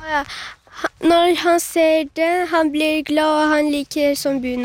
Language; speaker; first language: Norwegian; early bilingual, other home language; Turkish